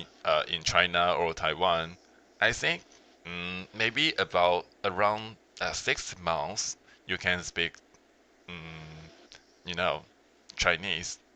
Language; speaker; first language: English; non-native, learner; Chinese